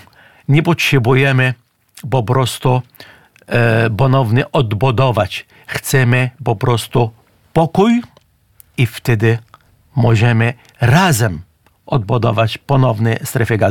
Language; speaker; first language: Polish; non-native, fluent; Arabic